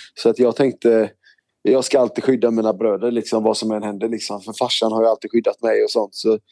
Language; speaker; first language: Swedish; native; Swedish